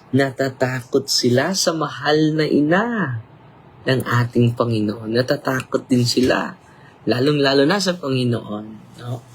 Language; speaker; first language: Filipino; non-native, local second language; Cebuano